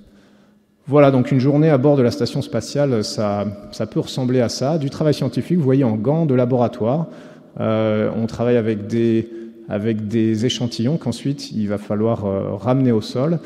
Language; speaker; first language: French; native; French